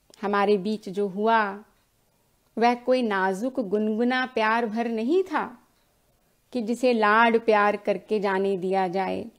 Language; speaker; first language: Hindi; native; Hindi